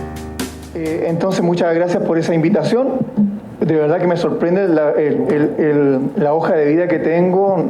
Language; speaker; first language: Spanish; native; Spanish